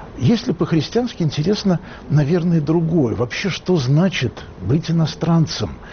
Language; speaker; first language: Russian; native; Russian